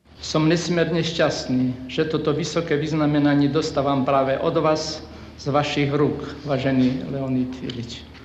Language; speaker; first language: Slovak; non-native, local second language; Rusyn